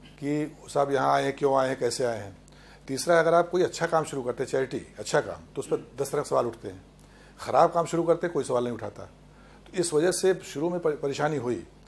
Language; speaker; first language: Hindi; native; Hindi